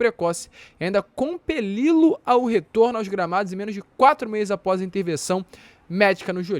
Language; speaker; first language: Portuguese; native; Portuguese